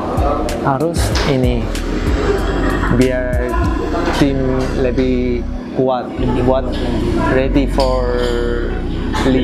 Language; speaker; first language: Indonesian; non-native, learner; Korean